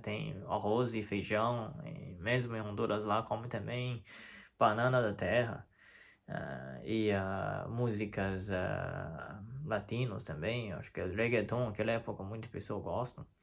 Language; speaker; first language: Portuguese; non-native, fluent; Chinese